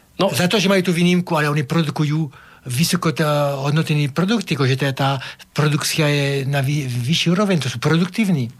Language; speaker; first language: Slovak; non-native, fluent; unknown